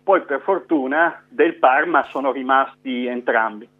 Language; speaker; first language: Italian; native; Italian